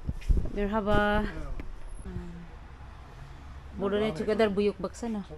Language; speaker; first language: Turkish; non-native, learner; Filipino